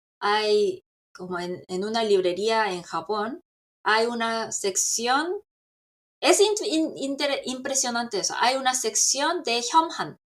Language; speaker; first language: Spanish; non-native, local second language; Korean